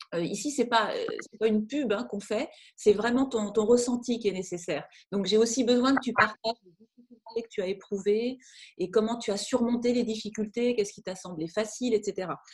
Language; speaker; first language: French; native; French